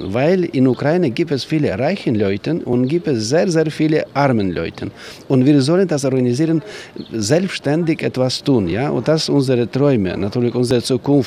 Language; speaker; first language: German; non-native, learner; Ukrainian